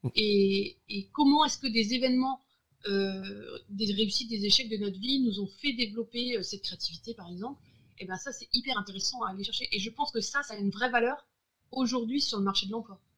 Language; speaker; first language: French; native; French